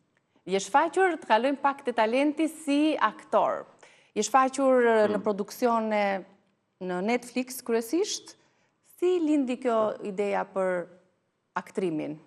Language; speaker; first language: Albanian; native; Albanian